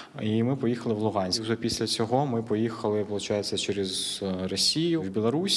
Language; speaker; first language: Ukrainian; non-native, local second language; Russian